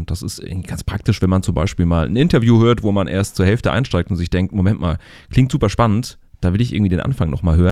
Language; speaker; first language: German; native; German